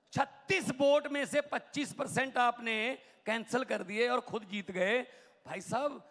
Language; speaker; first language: Hindi; non-native, local second language; Punjabi